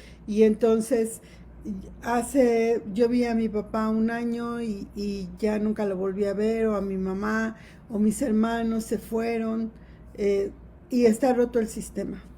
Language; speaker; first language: Spanish; native; Spanish